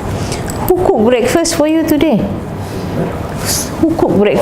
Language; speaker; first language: English; non-native, fluent; Malay